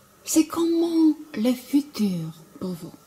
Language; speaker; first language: French; non-native, learner; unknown